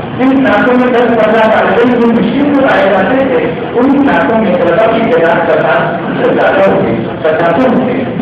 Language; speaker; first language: Urdu; native; Urdu